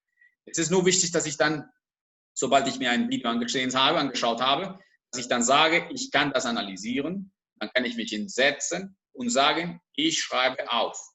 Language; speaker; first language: German; non-native, fluent; Spanish